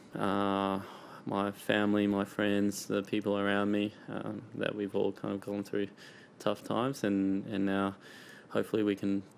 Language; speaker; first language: English; early bilingual, other home language; Spanish